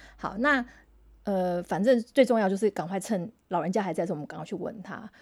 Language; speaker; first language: Chinese; non-native, local second language; Min Nan Chinese